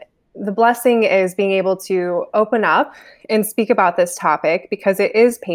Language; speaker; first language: English; native; English